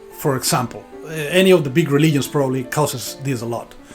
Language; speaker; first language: English; non-native, fluent; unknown